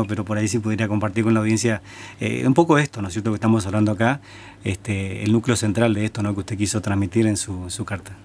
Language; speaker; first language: Spanish; native; Spanish